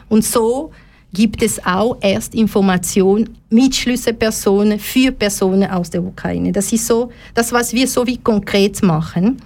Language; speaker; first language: German; non-native, fluent; Lingala